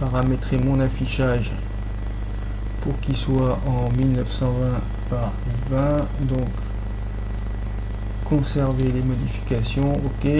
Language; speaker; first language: French; native; French